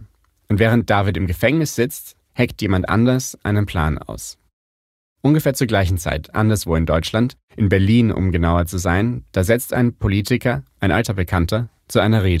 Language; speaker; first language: German; native; German